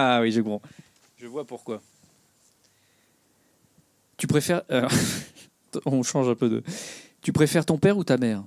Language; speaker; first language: French; native; French